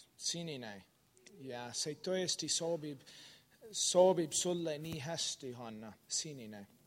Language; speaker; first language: Estonian; non-native, learner; English